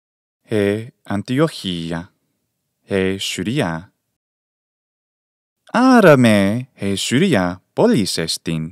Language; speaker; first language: Greek; non-native, fluent; English